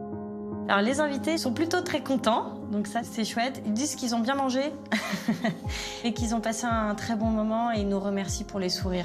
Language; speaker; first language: French; native; French